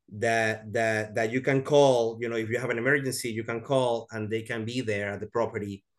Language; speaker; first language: English; non-native, fluent; Spanish